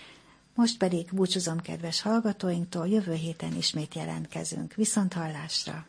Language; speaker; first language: Hungarian; native; Hungarian